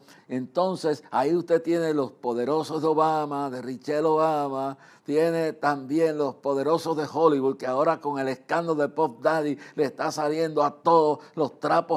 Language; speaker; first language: Spanish; native; Spanish